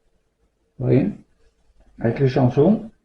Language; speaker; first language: French; native; French